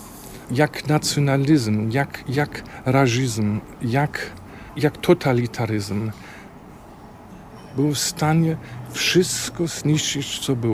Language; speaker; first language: Polish; non-native, fluent; German